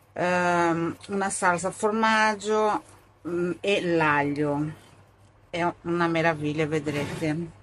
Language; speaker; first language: Italian; non-native, fluent; Portuguese